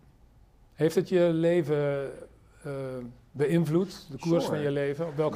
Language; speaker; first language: Dutch; native; Dutch